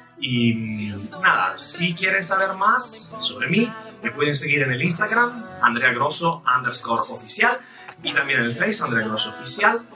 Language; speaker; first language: Spanish; non-native, fluent; Italian